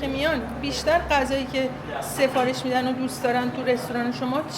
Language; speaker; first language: Persian; native; Persian